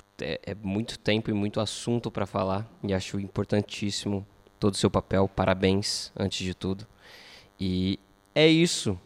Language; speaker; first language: Portuguese; native; Portuguese